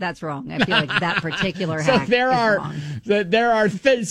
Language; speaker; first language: English; native; English